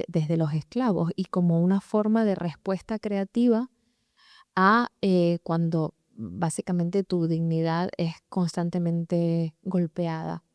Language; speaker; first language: Spanish; native; Spanish